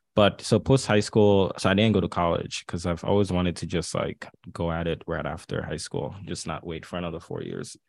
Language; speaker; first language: English; early bilingual, other home language; Haitian Creole